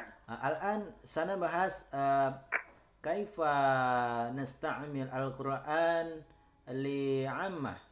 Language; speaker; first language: Arabic; non-native, learner; Indonesian